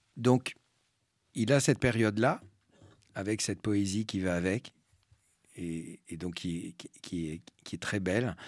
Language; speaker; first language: French; early bilingual, other home language; Spanish